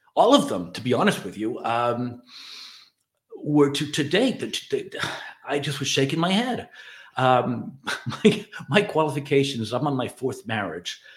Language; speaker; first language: English; native; English